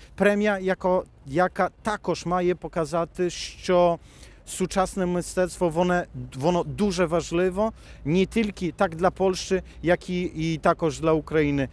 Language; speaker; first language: Polish; non-native, learner; Ukrainian